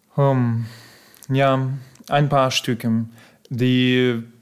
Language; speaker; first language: German; non-native, fluent; Belarusian